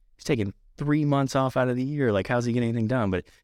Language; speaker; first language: English; native; English